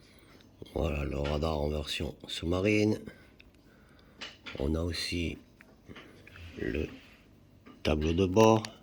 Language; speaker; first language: French; native; French